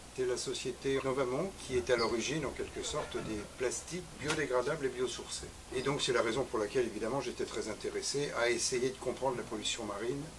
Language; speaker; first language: French; native; French